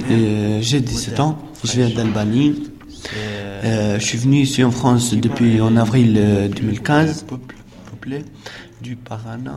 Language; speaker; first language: French; non-native, learner; Albanian